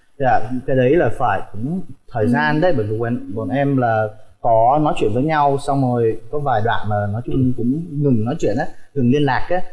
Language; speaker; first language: Vietnamese; early bilingual, heritage; Vietnamese